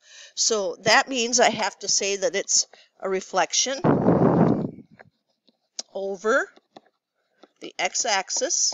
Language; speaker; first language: English; native; English